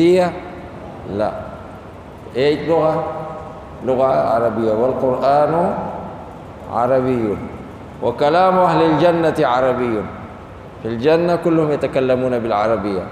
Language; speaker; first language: Arabic; non-native, fluent; Urdu